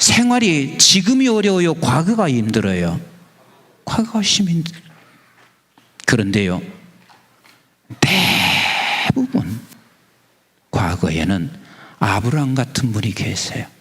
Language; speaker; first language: Korean; native; Korean